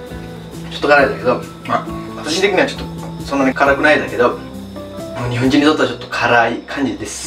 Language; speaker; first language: Japanese; non-native, fluent; Sinhala